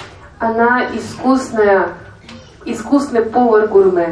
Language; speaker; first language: Russian; native; Russian